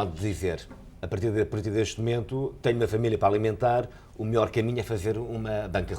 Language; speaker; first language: Portuguese; native; Portuguese